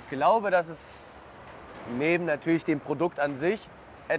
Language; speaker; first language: German; native; German